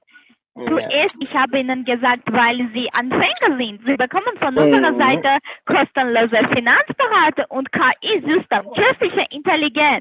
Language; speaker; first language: German; non-native, learner; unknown